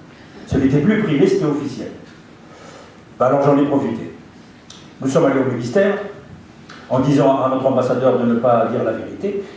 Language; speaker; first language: French; non-native, local second language; Arabic